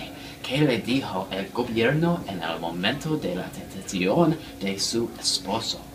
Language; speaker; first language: Spanish; non-native, learner; English